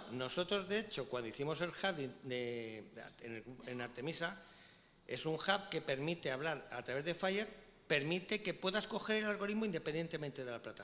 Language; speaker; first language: Spanish; native; Spanish